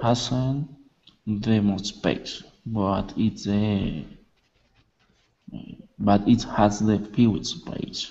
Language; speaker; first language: English; non-native, learner; Spanish